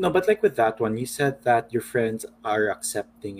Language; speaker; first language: English; non-native, local second language; Filipino